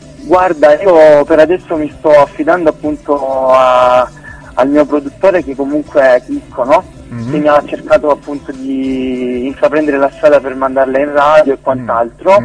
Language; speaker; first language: Italian; native; Italian